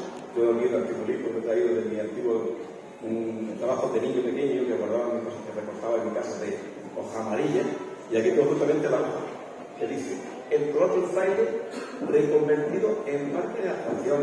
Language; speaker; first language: Spanish; native; Spanish